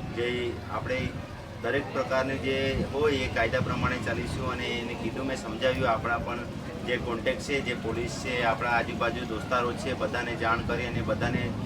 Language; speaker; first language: Gujarati; non-native, local second language; Kukna